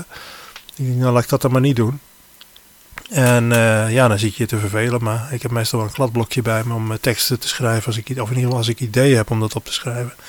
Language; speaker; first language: Dutch; native; Dutch